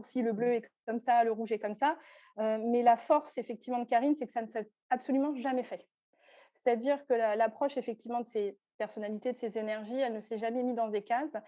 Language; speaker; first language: French; native; French